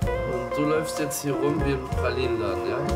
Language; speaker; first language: German; native; German